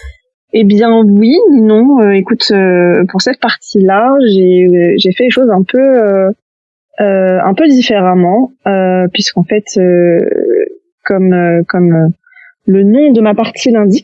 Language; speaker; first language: French; native; French